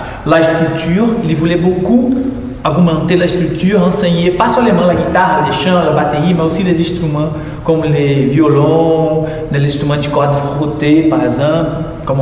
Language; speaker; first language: French; non-native, fluent; Portuguese